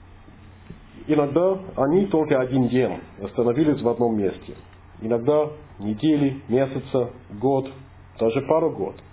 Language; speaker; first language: Russian; non-native, fluent; English